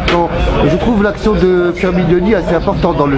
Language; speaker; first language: French; native; French